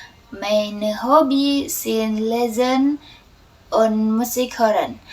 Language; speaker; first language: German; non-native, learner; Indonesian